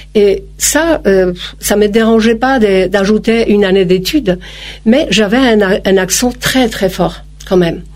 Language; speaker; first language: French; non-native, fluent; Polish